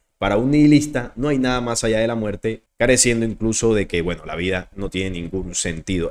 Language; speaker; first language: Spanish; native; Spanish